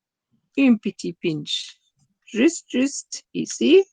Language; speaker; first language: French; non-native, fluent; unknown